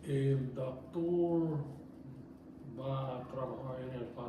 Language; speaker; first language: Spanish; non-native, learner; English